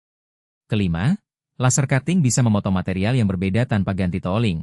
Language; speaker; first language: Indonesian; native; Indonesian